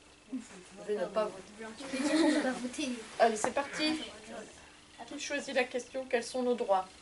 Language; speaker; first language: French; native; French